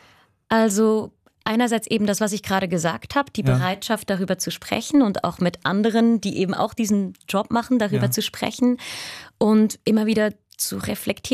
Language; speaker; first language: German; native; German